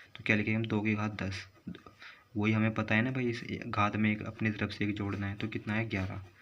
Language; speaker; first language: Hindi; native; Hindi